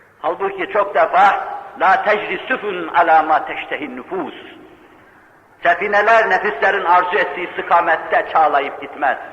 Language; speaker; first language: Turkish; native; Turkish